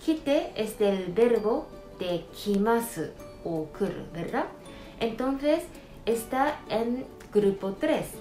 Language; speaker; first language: Spanish; non-native, fluent; Japanese